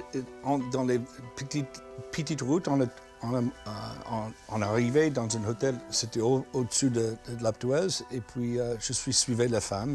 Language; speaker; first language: French; non-native, fluent; English